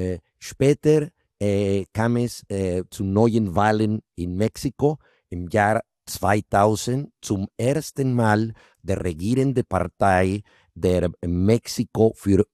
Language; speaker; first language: German; non-native, fluent; Spanish